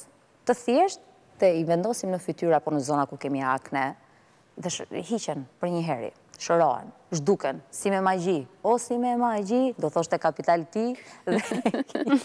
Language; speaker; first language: Albanian; native; Albanian